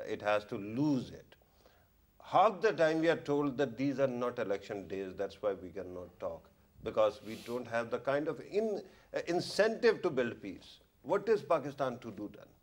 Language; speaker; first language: English; non-native, local second language; Urdu